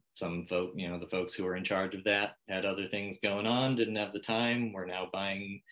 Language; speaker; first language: English; native; English